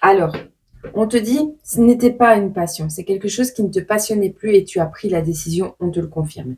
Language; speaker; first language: French; native; French